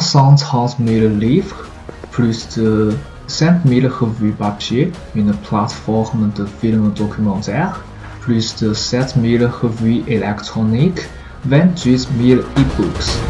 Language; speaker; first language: French; non-native, learner; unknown